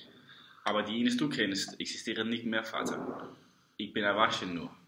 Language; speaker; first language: German; non-native, learner; Danish